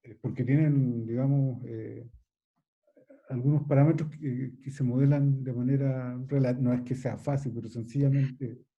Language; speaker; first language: Spanish; native; Spanish